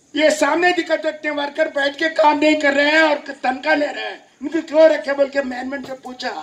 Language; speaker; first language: Hindi; non-native, local second language; Telugu